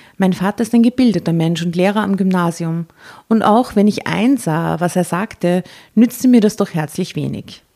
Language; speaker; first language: German; native; German